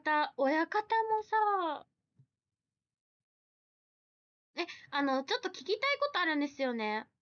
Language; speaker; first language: Japanese; native; Japanese